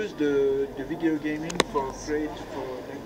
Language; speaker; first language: English; non-native, learner; French